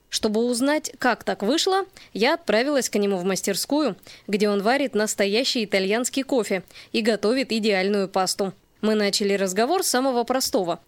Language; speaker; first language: Russian; native; Russian